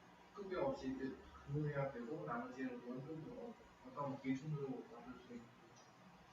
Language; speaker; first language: Korean; non-native, fluent; Vietnamese